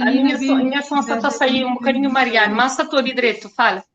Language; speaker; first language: Portuguese; non-native, local second language; Kabuverdianu